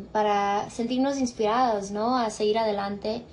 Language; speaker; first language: Spanish; early bilingual, other home language; English